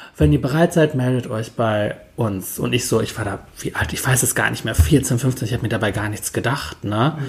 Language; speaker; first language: German; early bilingual, other home language; Turkish